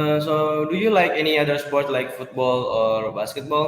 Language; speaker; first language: English; non-native, learner; Indonesian